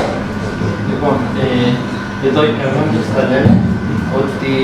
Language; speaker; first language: Greek; native; Greek